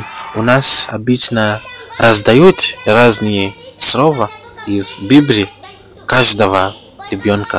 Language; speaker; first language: Russian; non-native, learner; Bemba